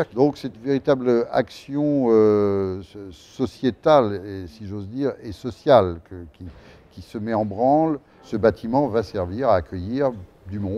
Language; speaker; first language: French; native; French